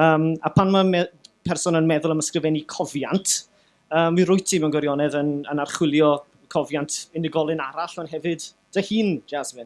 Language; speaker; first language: Welsh; native; Welsh